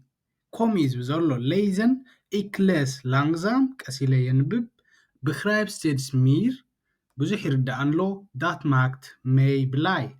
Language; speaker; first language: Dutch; non-native, learner; Tigrinya